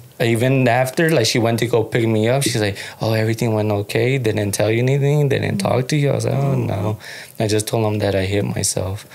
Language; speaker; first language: English; early bilingual, other home language; Spanish